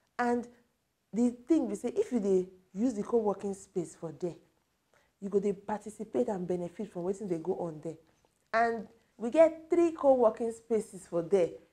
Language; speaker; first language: Nigerian Pidgin; native; Nigerian Pidgin